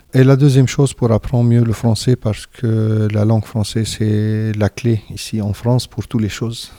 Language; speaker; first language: French; non-native, learner; Arabic